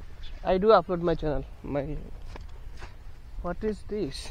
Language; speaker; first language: English; non-native, learner; Bangla